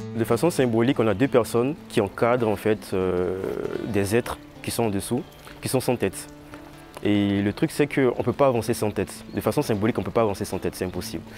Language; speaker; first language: French; native; French